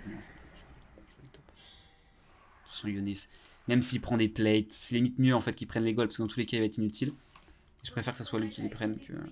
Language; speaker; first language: French; native; French